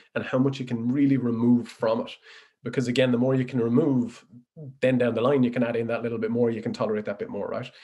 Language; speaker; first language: English; native; English